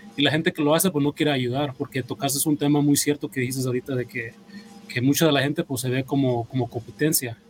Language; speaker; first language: Spanish; early bilingual, heritage; Spanish